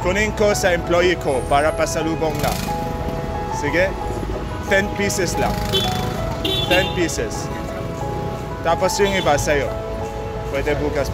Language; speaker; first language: Filipino; non-native, learner; Arabic